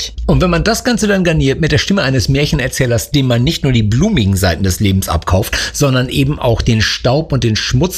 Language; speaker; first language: German; native; German